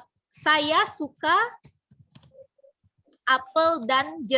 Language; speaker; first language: Indonesian; non-native, fluent; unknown